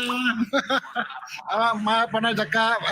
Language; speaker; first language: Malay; non-native, local second language; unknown